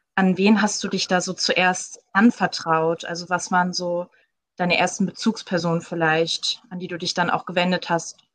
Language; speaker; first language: German; native; German